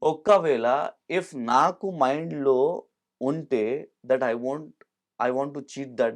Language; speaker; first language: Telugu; non-native, local second language; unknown